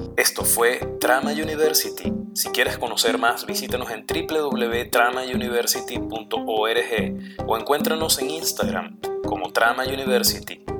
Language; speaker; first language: Spanish; native; Spanish